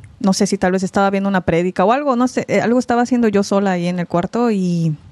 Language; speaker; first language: Spanish; early bilingual, other home language; Korean